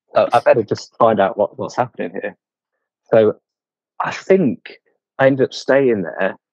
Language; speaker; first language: English; native; English